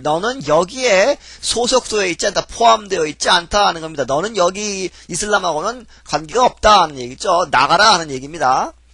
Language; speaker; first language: Korean; native; Korean